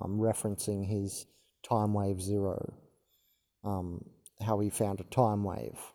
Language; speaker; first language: English; native; English